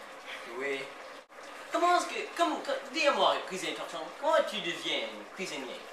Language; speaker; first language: French; non-native, learner; English